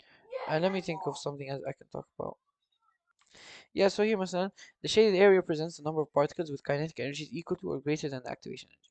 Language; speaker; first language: English; non-native, fluent; Arabic